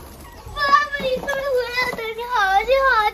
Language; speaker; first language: Chinese; native; Chinese